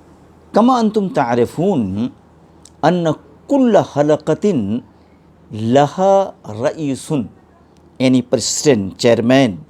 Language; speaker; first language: Arabic; non-native, fluent; Urdu